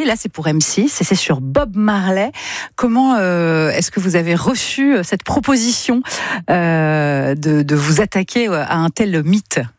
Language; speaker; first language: French; native; French